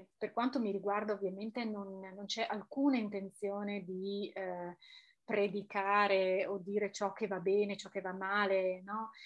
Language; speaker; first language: Italian; native; Italian